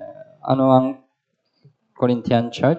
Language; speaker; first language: Filipino; non-native, learner; Korean